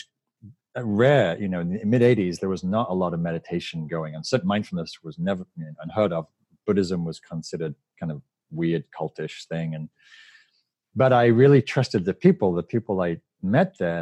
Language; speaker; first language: English; native; English